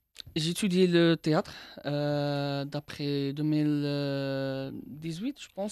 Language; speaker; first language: French; non-native, local second language; Arabic